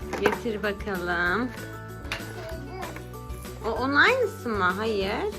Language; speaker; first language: Turkish; native; Turkish